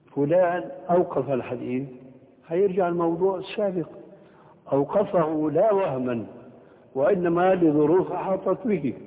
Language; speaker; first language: Arabic; early bilingual, other home language; Albanian